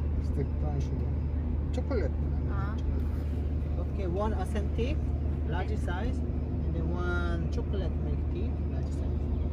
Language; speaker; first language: English; non-native, learner; Korean